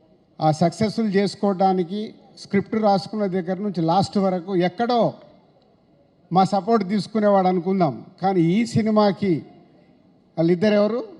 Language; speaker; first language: Telugu; native; Telugu